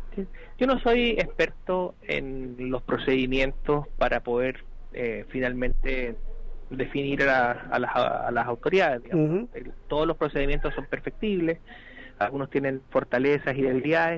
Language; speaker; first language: Spanish; native; Spanish